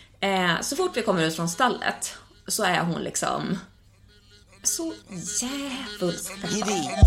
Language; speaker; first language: Swedish; native; Swedish